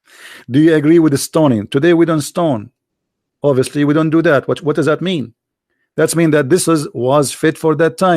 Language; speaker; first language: English; non-native, local second language; Arabic